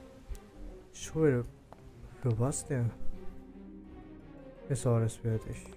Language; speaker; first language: German; non-native, learner; Japanese